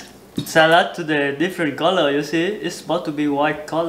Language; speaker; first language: English; non-native, learner; Vietnamese